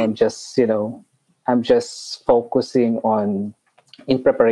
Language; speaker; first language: English; non-native, local second language; Pampanga